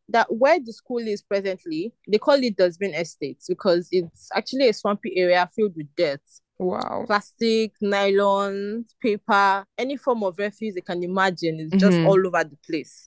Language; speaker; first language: English; non-native, local second language; Igbo